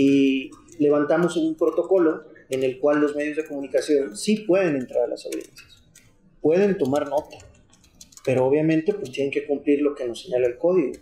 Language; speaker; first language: Spanish; native; Spanish